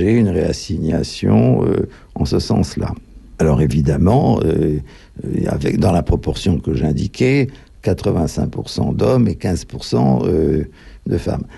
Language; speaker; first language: French; native; French